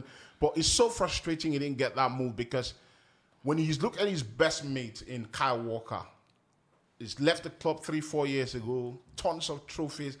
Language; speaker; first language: English; non-native, local second language; Ibibio